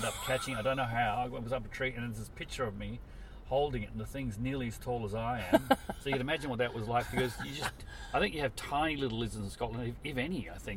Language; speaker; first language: English; native; English